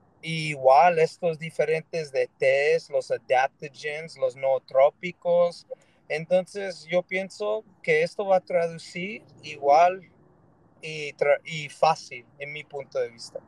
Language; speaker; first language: Spanish; early bilingual, heritage; Spanish